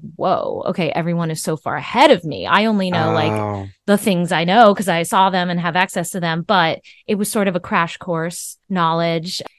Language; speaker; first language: English; native; English